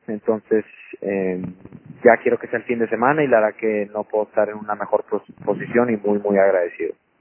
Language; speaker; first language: Spanish; native; Spanish